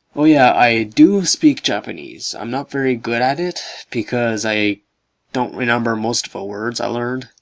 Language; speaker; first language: English; native; English